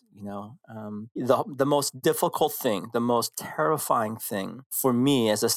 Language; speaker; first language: English; early bilingual, other home language; Korean